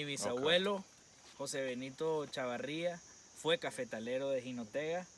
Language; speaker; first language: Spanish; native; Spanish